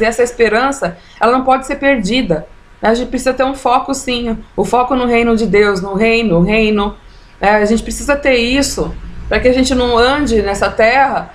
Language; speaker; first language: Portuguese; native; Portuguese